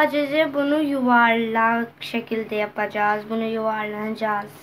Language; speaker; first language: Turkish; non-native, learner; Urdu